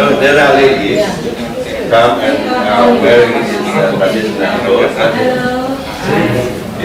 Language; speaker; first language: English; non-native, fluent; Indonesian